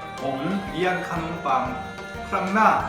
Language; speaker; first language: Thai; non-native, learner; Korean